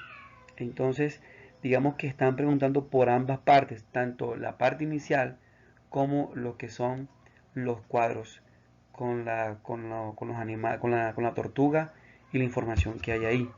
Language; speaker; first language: Spanish; native; Spanish